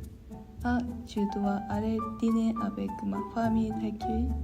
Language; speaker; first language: French; non-native, learner; Japanese